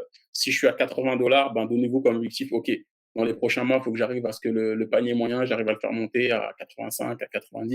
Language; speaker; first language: French; native; French